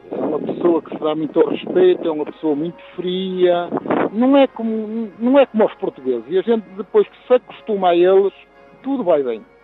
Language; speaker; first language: Portuguese; native; Portuguese